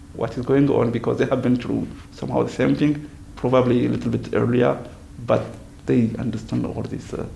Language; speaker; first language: English; non-native, fluent; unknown